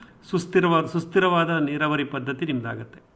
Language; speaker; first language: Kannada; native; Kannada